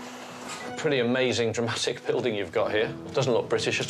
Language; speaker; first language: English; native; English